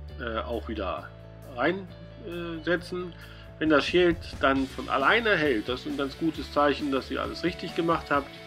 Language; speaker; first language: German; native; German